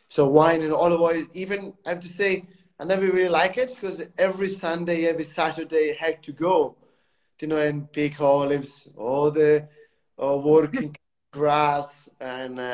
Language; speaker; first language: English; non-native, fluent; Italian